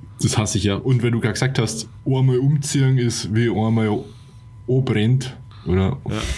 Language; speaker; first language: German; early bilingual, other home language; Polish